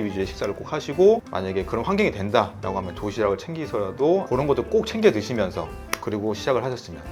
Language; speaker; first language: Korean; native; Korean